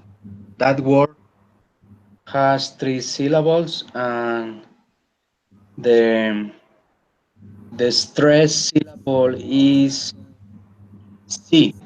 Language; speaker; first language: English; non-native, learner; Spanish